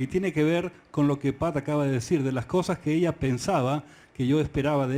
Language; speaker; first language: Spanish; native; Spanish